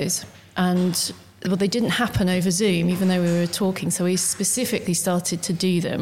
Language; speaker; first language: English; native; English